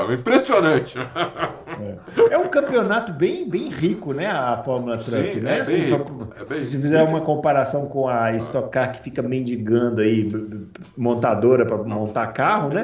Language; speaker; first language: Portuguese; native; Portuguese